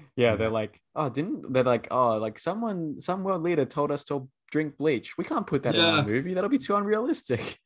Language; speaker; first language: English; native; English